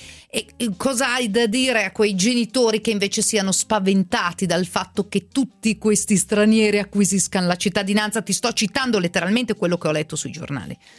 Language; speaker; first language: Italian; native; Italian